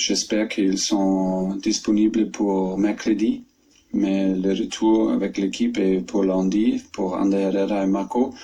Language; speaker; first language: French; non-native, fluent; German